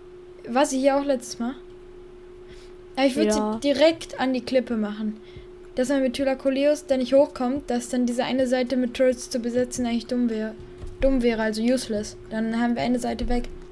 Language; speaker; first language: German; native; German